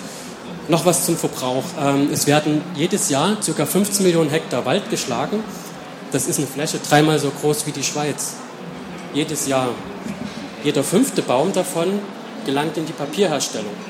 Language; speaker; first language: German; native; German